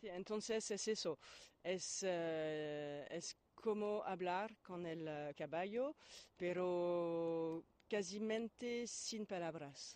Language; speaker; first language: Spanish; non-native, fluent; French